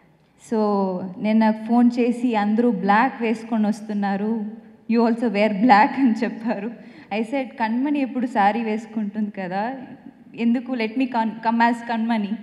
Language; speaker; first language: Telugu; non-native, fluent; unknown